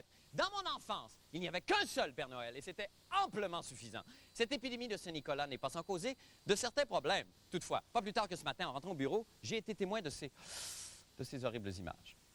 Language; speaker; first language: French; native; French